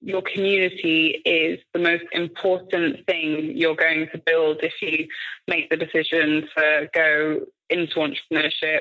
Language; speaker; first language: English; native; English